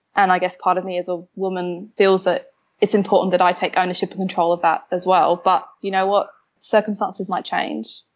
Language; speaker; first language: English; native; English